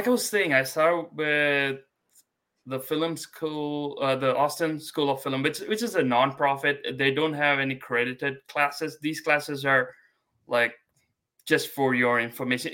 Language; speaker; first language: English; non-native, local second language; Malayalam